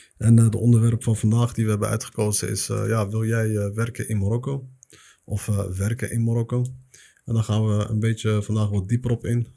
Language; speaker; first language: Dutch; early bilingual, other home language; Arabic